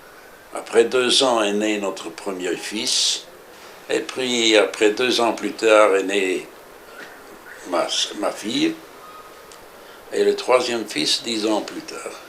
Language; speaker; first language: French; early bilingual, other home language; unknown